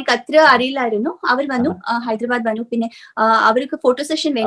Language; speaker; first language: Malayalam; non-native, learner; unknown